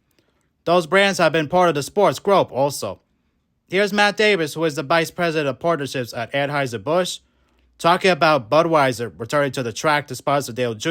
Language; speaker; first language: English; native; English